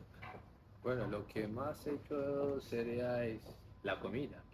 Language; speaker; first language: Spanish; non-native, fluent; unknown